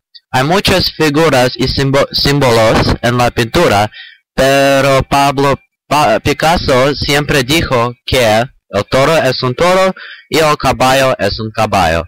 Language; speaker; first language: Spanish; non-native, learner; English